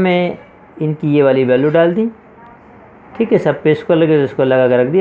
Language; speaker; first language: Hindi; native; Hindi